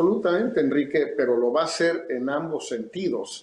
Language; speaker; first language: Spanish; native; Spanish